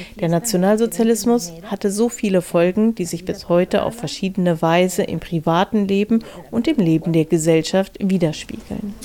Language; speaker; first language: German; non-native, fluent; Spanish